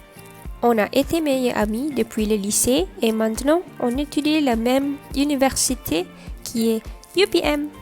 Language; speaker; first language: French; non-native, learner; Malay